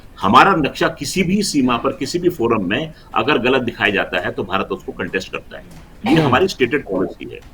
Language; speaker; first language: Hindi; non-native, local second language; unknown